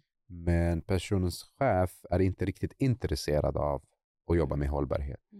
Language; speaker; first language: Swedish; non-native, fluent; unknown